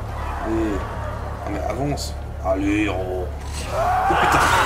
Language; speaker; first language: French; native; French